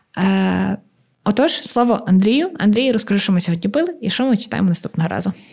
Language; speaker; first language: Ukrainian; native; Ukrainian